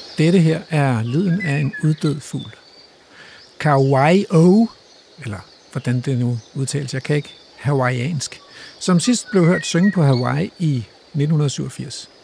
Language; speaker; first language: Danish; native; Danish